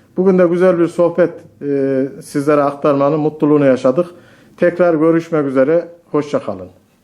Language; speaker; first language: Turkish; native; Turkish